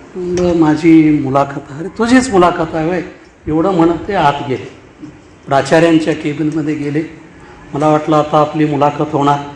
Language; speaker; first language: Marathi; non-native, local second language; Kannada